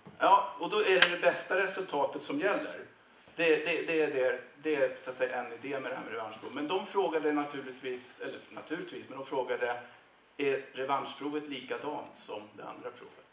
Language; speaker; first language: Swedish; native; Swedish